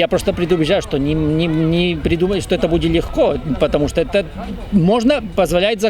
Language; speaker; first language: Russian; non-native, fluent; Spanish